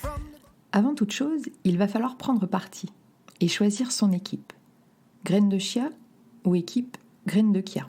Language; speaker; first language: French; native; French